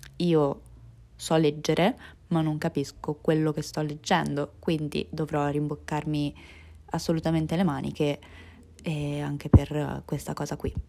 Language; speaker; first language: Italian; early bilingual, other home language; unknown